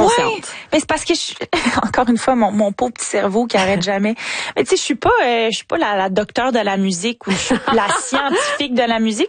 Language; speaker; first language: French; native; French